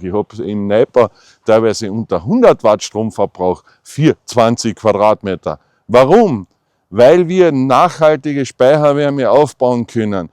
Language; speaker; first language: German; native; German